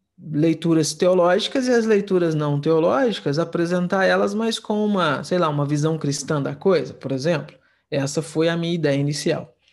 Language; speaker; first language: Portuguese; native; Portuguese